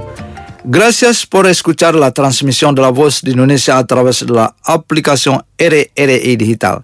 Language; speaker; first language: Spanish; non-native, fluent; Indonesian